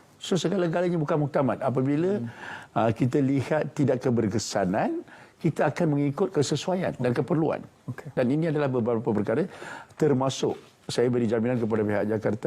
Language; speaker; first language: Malay; non-native, local second language; Tamil